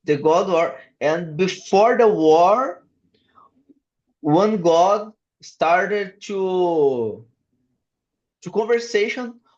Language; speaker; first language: English; non-native, learner; Portuguese